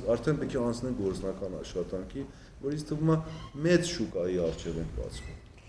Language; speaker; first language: Armenian; early bilingual, heritage; Armenian